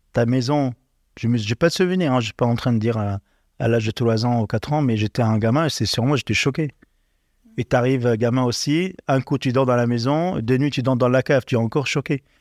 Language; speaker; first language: French; non-native, learner; Arabic